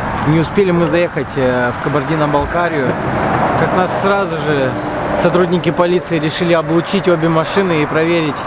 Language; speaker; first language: Russian; native; Russian